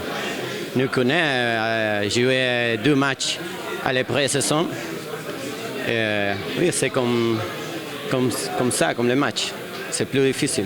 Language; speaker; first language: French; non-native, learner; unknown